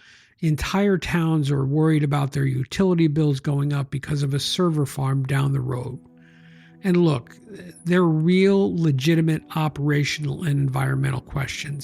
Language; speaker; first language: English; native; English